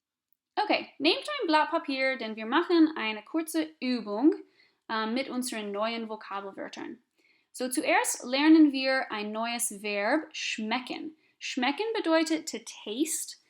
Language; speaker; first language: German; non-native, fluent; English